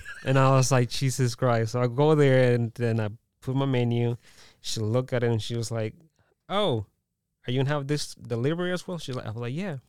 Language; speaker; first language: English; early bilingual, other home language; Spanish